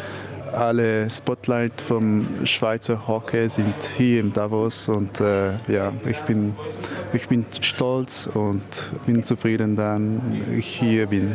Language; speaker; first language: German; non-native, local second language; French